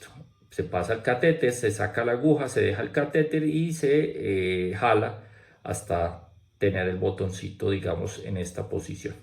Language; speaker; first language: Spanish; native; Spanish